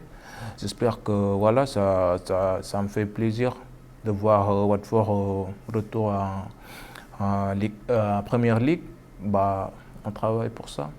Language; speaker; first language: French; non-native, local second language; Wolof